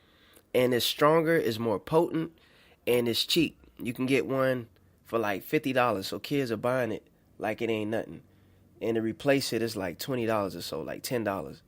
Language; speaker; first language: English; native; English